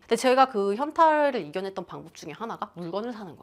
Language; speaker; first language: Korean; native; Korean